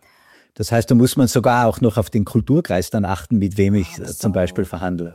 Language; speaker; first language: German; native; German